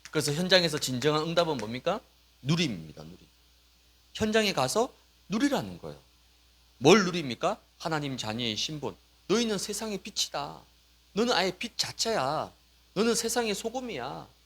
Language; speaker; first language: Korean; native; Korean